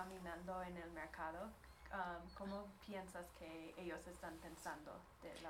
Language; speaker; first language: Spanish; non-native, learner; English